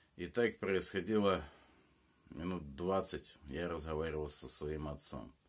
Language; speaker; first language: Russian; native; Russian